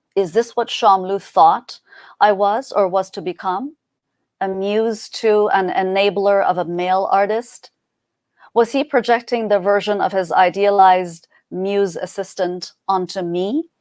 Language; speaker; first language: English; early bilingual, other home language; Persian